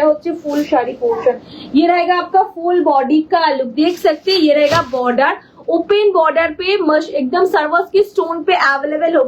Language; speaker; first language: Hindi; non-native, local second language; Bangla